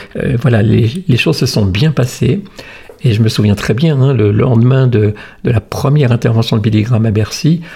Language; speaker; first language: French; native; French